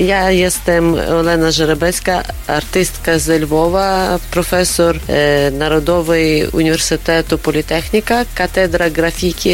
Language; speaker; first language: Polish; non-native, learner; Ukrainian